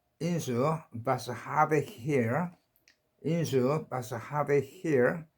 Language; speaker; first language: German; non-native, learner; Korean